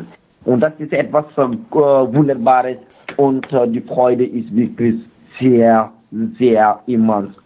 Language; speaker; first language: German; non-native, fluent; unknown